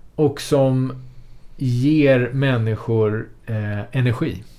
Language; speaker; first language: Swedish; native; Swedish